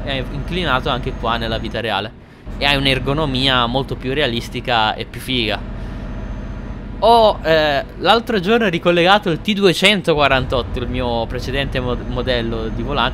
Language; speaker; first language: Italian; native; Italian